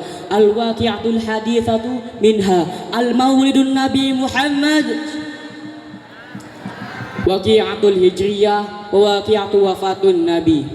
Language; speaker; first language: Arabic; non-native, learner; Indonesian